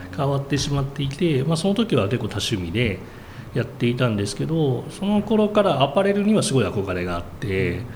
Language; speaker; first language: Japanese; native; Japanese